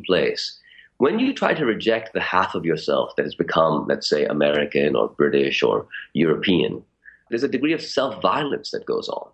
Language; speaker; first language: English; early bilingual, other home language; Urdu